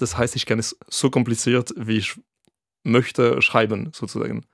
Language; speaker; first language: German; non-native, fluent; French